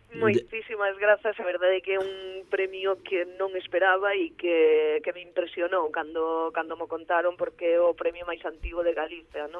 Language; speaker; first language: Galician; early bilingual, heritage; Galician